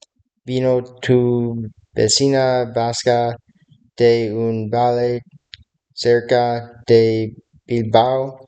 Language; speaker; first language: Spanish; non-native, learner; English